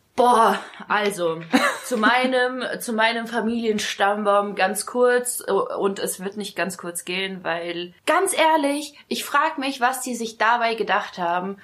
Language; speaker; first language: German; early bilingual, other home language; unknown